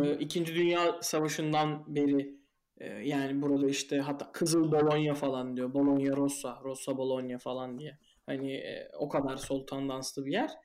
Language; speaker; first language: Turkish; native; Turkish